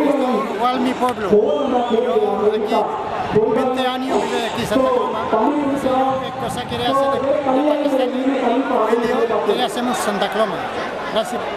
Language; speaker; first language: Spanish; non-native, learner; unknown